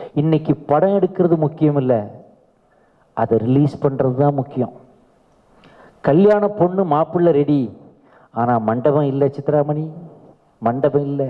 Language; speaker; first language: Tamil; native; Tamil